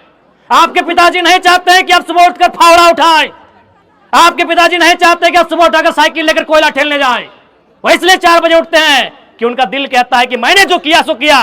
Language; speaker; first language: Hindi; non-native, local second language; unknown